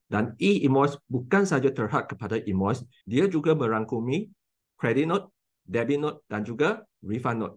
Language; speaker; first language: Malay; non-native, local second language; Chinese